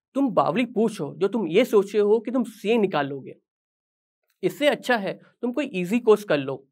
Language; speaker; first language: Hindi; native; Hindi